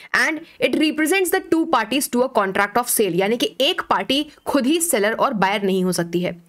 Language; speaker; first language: Hindi; native; Hindi